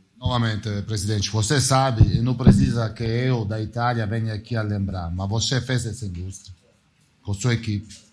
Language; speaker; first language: Portuguese; non-native, fluent; Italian